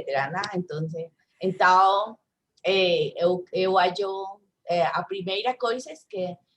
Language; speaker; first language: Portuguese; non-native, learner; Spanish